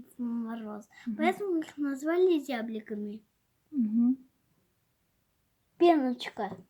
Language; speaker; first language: Russian; native; Russian